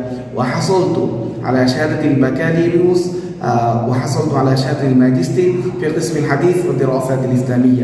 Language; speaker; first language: Arabic; non-native, fluent; Bangla